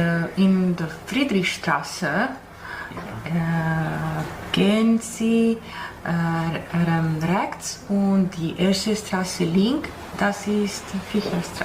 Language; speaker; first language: German; non-native, learner; Italian